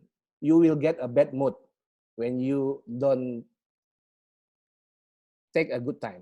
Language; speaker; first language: English; non-native, learner; Indonesian